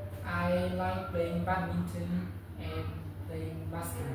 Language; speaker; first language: English; non-native, learner; Vietnamese